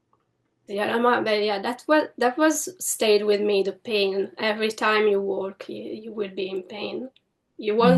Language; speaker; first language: English; non-native, fluent; Italian